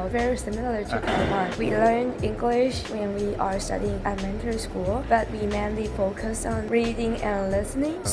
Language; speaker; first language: English; non-native, fluent; Chinese